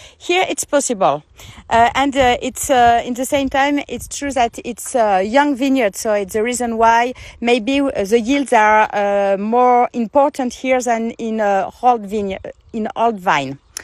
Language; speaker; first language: English; non-native, learner; French